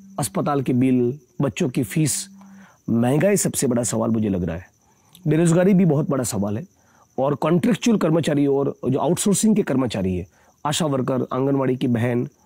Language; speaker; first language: Hindi; non-native, local second language; Gujarati